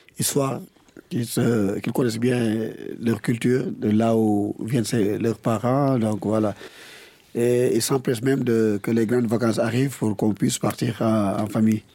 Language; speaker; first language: French; non-native, local second language; Wolof